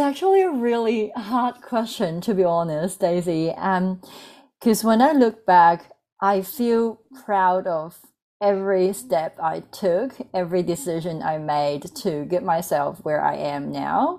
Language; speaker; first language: English; non-native, fluent; Chinese